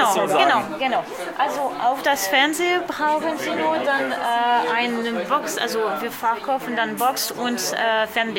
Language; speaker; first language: German; non-native, learner; French